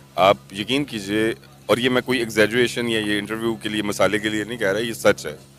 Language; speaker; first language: Urdu; non-native, local second language; Punjabi